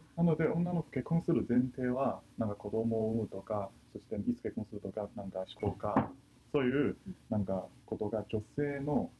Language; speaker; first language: Japanese; non-native, fluent; Chinese